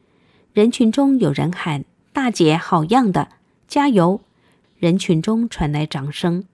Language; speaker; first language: Chinese; native; Chinese